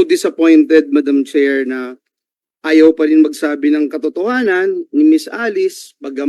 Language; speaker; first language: Filipino; native; Filipino